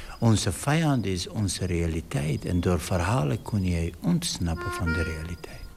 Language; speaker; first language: Dutch; non-native, fluent; Arabic